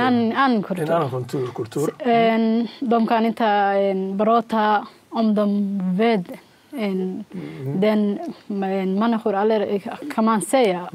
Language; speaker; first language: Swedish; non-native, learner; Somali